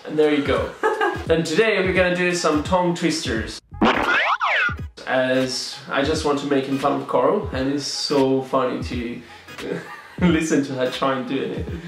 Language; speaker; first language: English; non-native, fluent; Italian